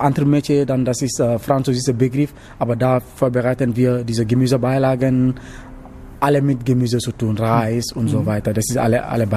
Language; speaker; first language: German; non-native, learner; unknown